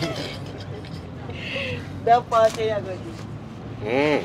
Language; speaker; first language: English; native; English